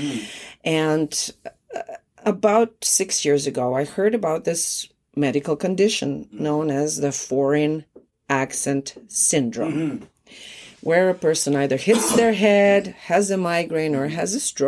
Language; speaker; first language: English; non-native, fluent; Croatian